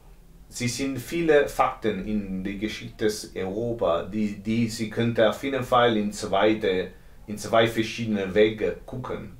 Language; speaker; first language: German; non-native, learner; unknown